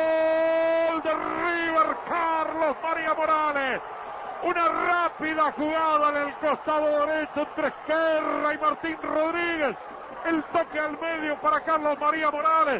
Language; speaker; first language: Spanish; native; Spanish